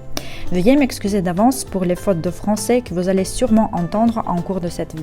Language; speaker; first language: French; non-native, fluent; Russian